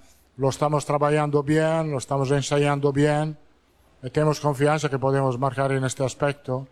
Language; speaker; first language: Portuguese; non-native, learner; Italian